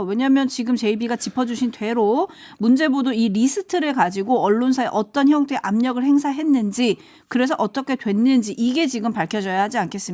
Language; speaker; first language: Korean; native; Korean